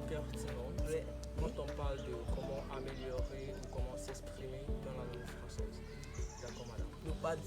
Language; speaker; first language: French; non-native, learner; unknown